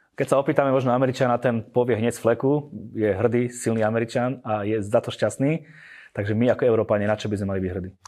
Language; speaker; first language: Slovak; native; Slovak